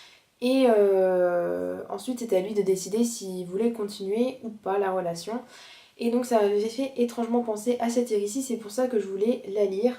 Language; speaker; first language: French; native; French